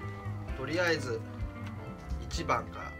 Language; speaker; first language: Japanese; native; Japanese